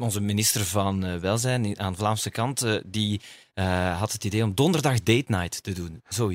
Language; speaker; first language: Dutch; native; Dutch